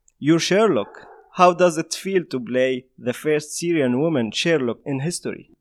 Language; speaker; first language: English; non-native, fluent; Arabic